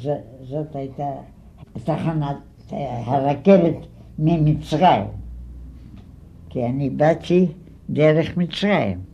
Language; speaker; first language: Hebrew; non-native, fluent; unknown